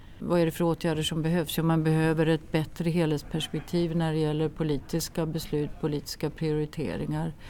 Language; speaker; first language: Swedish; native; Swedish